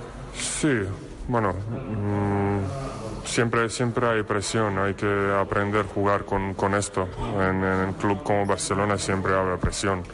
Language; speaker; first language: Spanish; non-native, fluent; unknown